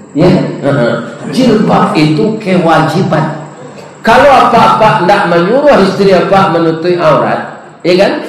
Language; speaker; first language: Malay; non-native, local second language; Minangkabau